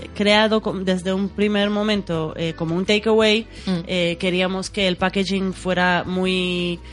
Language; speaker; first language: Spanish; non-native, fluent; Hebrew